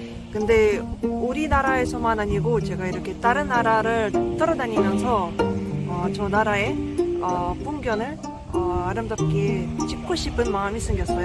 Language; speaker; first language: Korean; non-native, fluent; Russian